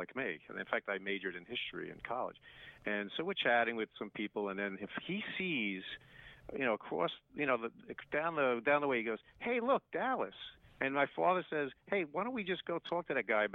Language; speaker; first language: English; native; English